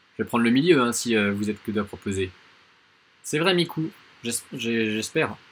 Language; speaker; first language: French; native; French